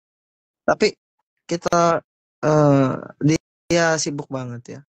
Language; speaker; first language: Indonesian; non-native, learner; Filipino